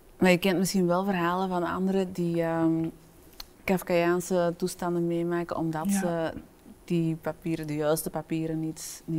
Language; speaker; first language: Dutch; native; Dutch